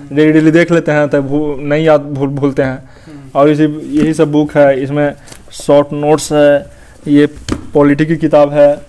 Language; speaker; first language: Hindi; native; Hindi